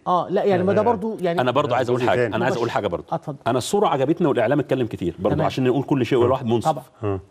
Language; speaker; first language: Arabic; native; Arabic